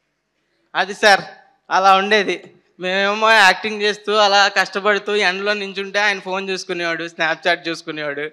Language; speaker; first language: Telugu; native; Telugu